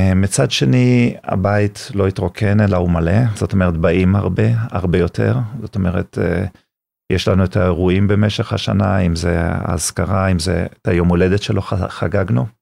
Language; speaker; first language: Hebrew; non-native, fluent; German